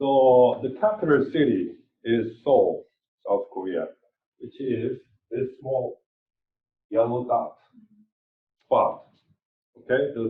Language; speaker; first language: English; non-native, fluent; Korean